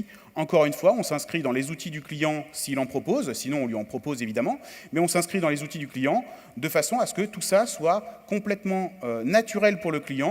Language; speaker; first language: French; native; French